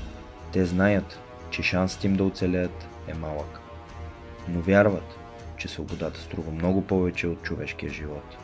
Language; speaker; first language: Bulgarian; native; Bulgarian